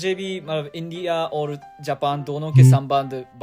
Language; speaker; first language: Hindi; non-native, fluent; Japanese